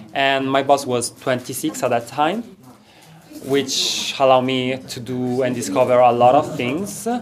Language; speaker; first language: English; non-native, fluent; Italian